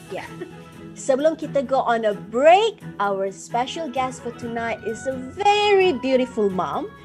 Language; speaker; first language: English; non-native, local second language; Malay